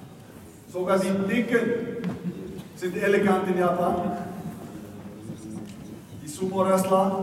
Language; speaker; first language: German; non-native, fluent; Icelandic